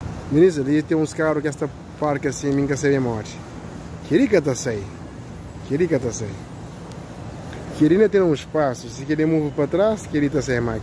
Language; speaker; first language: Portuguese; non-native, local second language; Kabuverdianu